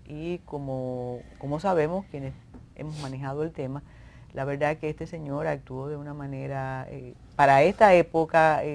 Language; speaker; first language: Spanish; native; Spanish